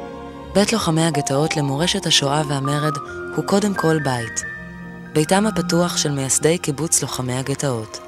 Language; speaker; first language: Hebrew; native; Hebrew